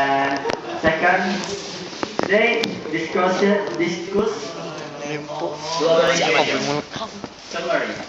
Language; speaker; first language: English; non-native, learner; Indonesian